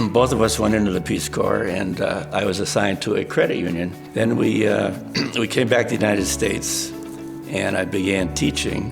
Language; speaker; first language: English; native; English